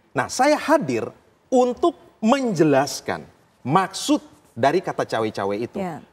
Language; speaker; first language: Indonesian; native; Indonesian